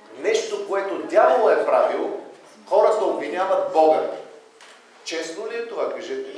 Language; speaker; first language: Bulgarian; native; Bulgarian